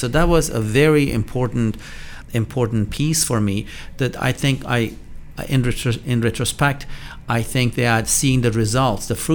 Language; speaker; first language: English; non-native, fluent; Persian